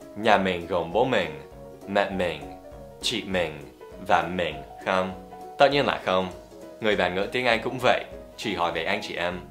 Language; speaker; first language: Vietnamese; non-native, fluent; English